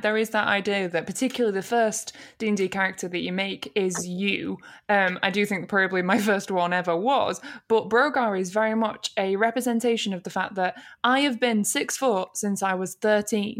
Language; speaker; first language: English; native; English